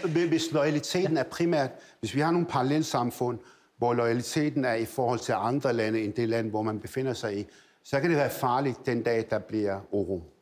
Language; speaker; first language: Danish; early bilingual, other home language; Arabic